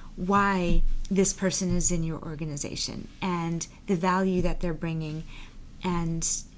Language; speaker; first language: English; native; English